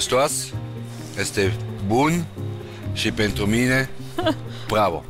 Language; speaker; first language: Romanian; non-native, learner; German